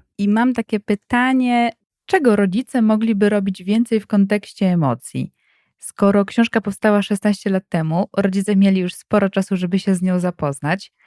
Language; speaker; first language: Polish; native; Polish